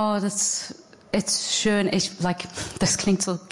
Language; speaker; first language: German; non-native, fluent; English